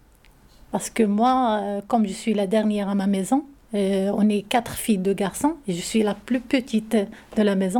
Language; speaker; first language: French; non-native, learner; Arabic